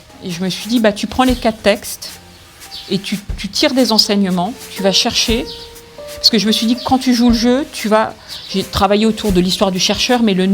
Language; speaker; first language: French; native; French